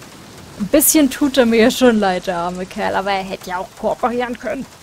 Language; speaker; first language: German; native; German